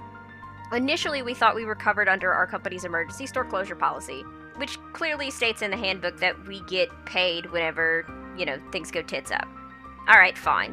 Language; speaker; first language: English; native; English